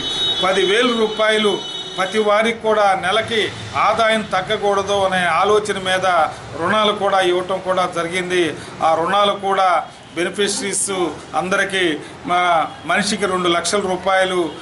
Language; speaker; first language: Telugu; native; Telugu